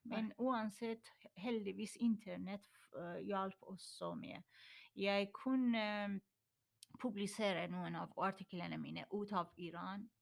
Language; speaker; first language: Norwegian; non-native, learner; Persian